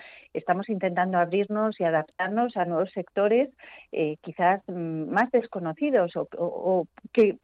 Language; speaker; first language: Spanish; native; Spanish